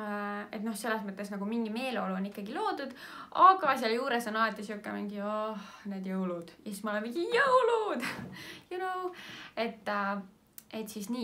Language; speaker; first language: Estonian; native; Estonian